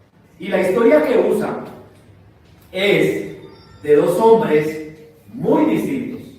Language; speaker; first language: Spanish; native; Spanish